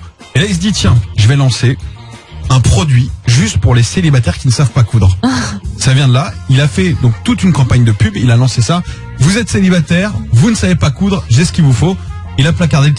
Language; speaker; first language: French; native; French